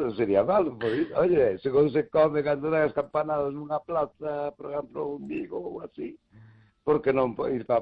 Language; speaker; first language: Spanish; non-native, local second language; Galician